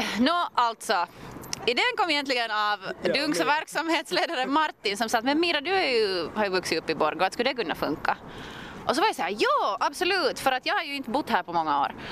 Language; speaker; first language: Swedish; native; Swedish